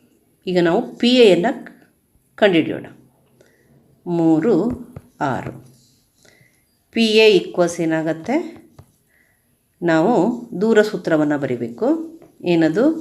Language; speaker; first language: Kannada; native; Kannada